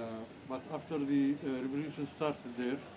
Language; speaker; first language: English; non-native, learner; Arabic